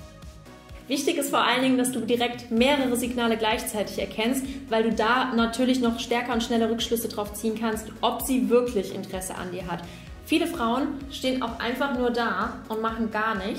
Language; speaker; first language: German; native; German